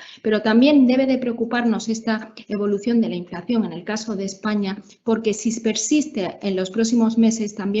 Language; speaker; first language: Spanish; native; Spanish